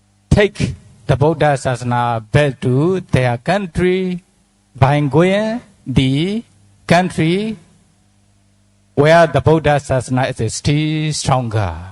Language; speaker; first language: English; non-native, fluent; Burmese